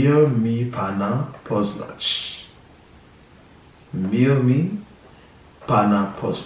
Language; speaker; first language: Polish; non-native, learner; English